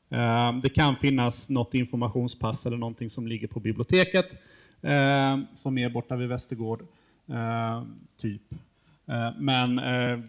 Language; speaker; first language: Swedish; native; Swedish